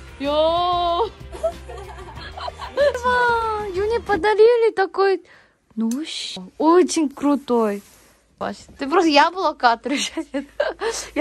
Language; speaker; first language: Russian; non-native, fluent; Korean